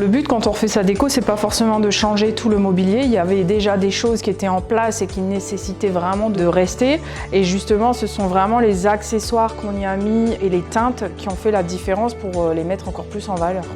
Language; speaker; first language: French; native; French